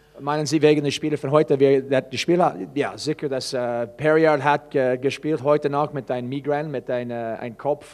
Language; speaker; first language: German; non-native, fluent; English